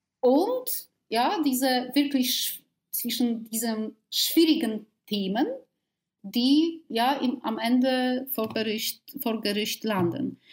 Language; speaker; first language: German; non-native, fluent; Polish